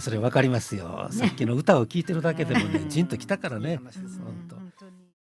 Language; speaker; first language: Japanese; native; Japanese